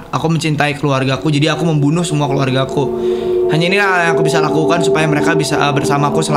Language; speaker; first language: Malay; non-native, local second language; Sundanese